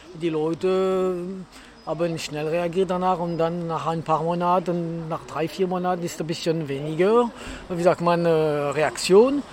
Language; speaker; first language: German; non-native, learner; French